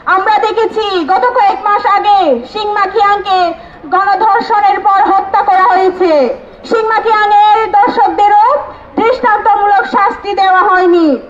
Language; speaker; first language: Bangla; non-native, local second language; Chakma